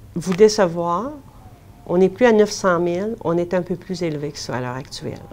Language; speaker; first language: French; native; French